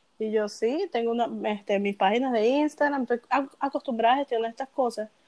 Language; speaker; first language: Spanish; native; Spanish